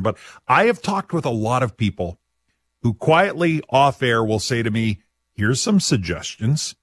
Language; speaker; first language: English; native; English